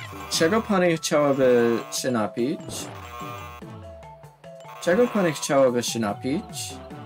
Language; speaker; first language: Polish; non-native, learner; English